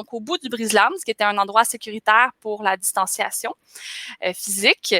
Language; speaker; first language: French; native; French